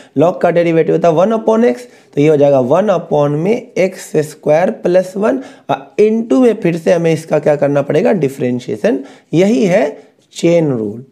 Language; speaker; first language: Hindi; native; Hindi